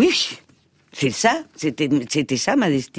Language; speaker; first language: French; non-native, fluent; Spanish